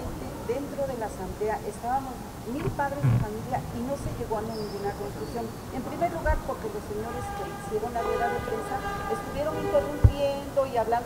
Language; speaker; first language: Spanish; native; Spanish